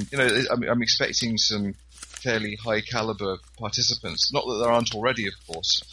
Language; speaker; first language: English; native; English